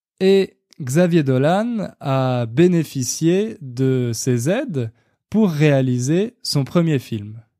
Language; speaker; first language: French; native; French